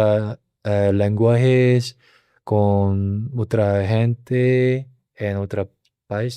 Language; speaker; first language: Spanish; non-native, learner; Korean